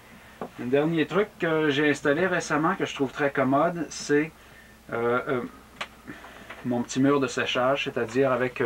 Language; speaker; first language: French; native; French